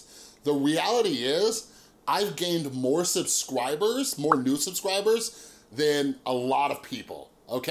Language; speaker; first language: English; native; English